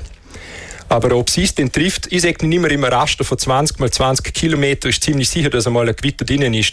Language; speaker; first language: German; native; German